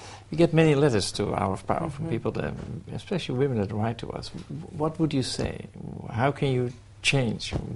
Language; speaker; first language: English; non-native, fluent; Dutch